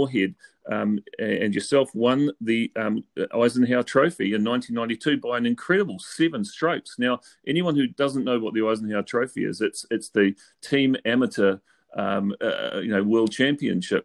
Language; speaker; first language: English; native; English